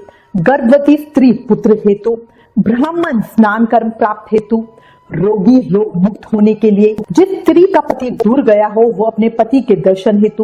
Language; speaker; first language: Hindi; native; Hindi